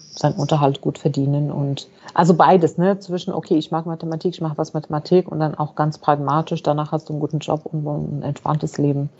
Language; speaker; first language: German; non-native, fluent; Arabic